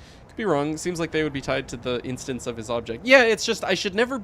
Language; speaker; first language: English; native; English